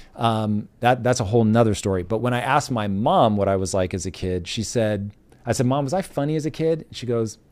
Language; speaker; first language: English; native; English